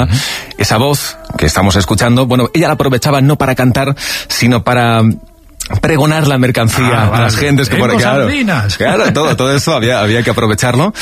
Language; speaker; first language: Spanish; native; Spanish